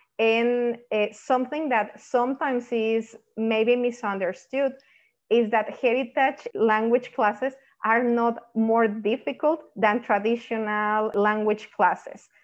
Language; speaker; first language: English; non-native, fluent; Spanish